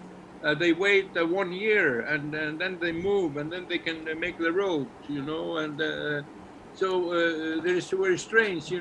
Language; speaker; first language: English; non-native, learner; Icelandic